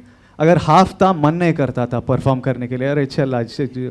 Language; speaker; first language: Hindi; non-native, local second language; Telugu